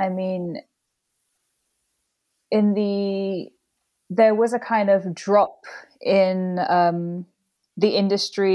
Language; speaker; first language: English; native; English